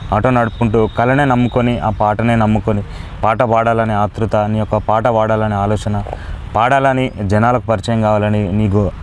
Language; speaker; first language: Telugu; native; Telugu